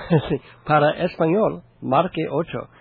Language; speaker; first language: Spanish; non-native, learner; English